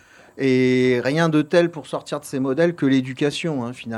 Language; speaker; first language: French; native; French